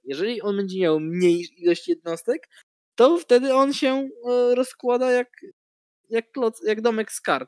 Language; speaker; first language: Polish; native; Polish